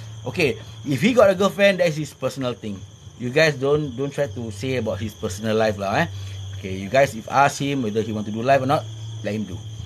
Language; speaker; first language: English; non-native, local second language; Malay